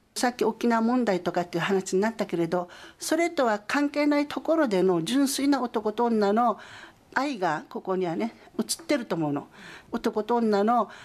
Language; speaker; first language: Japanese; native; Japanese